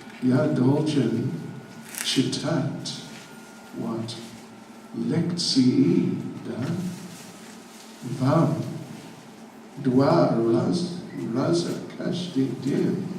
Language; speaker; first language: Russian; non-native, learner; English